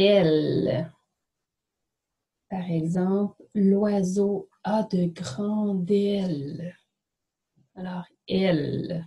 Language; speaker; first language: French; native; French